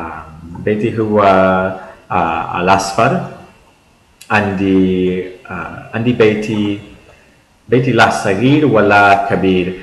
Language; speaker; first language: Arabic; non-native, learner; English